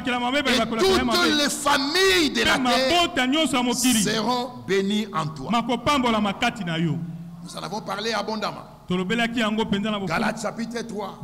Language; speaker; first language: French; non-native, local second language; Lingala